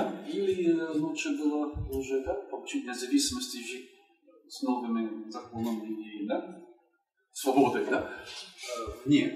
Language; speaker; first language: Russian; non-native, fluent; English